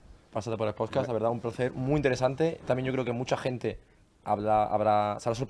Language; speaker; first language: Spanish; native; Spanish